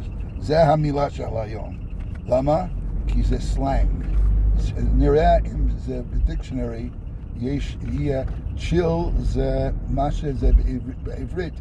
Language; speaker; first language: Hebrew; non-native, fluent; English